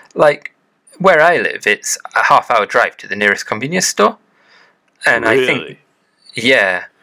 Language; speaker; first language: English; native; English